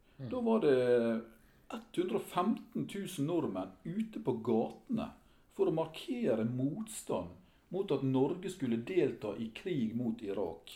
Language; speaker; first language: Norwegian; native; Norwegian